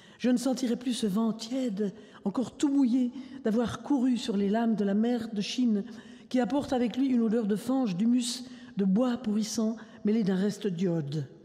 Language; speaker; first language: French; native; French